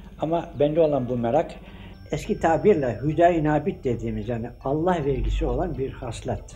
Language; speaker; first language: Turkish; native; Turkish